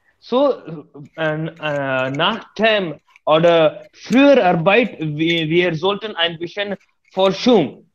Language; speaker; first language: German; non-native, learner; Hindi